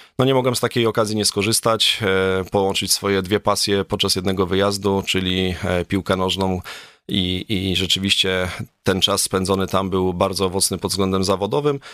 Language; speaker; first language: Polish; native; Polish